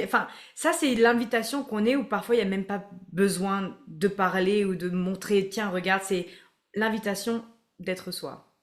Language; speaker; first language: French; native; French